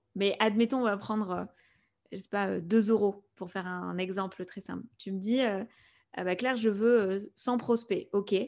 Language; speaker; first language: French; non-native, fluent; Spanish